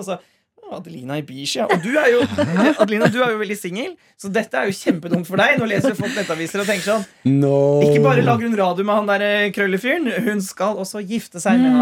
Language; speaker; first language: Norwegian; native; Norwegian